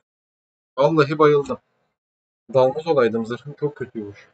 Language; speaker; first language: Turkish; native; Turkish